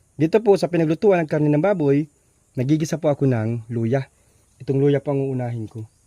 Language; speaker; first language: Filipino; non-native, local second language; Bikol